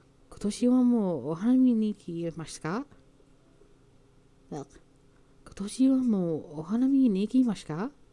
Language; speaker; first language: Japanese; non-native, learner; English